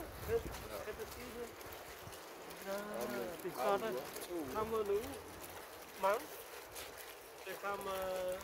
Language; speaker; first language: Danish; non-native, learner; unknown